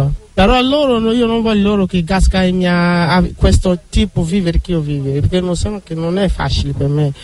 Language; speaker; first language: Italian; non-native, learner; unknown